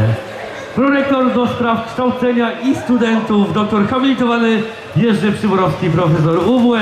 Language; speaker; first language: Polish; native; Polish